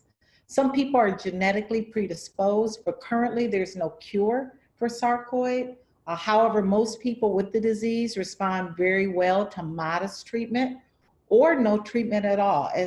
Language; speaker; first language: English; native; English